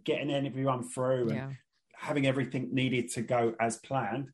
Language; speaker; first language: English; native; English